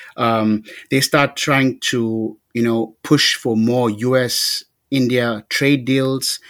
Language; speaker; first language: English; native; English